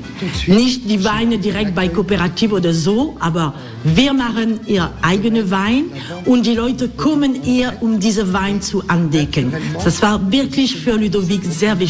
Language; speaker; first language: German; non-native, learner; French